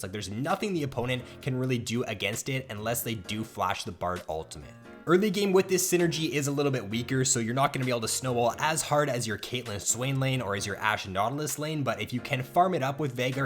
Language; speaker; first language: English; native; English